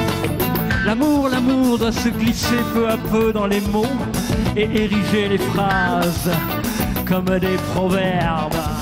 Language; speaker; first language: French; native; French